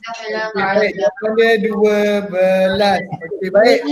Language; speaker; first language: Malay; native; Malay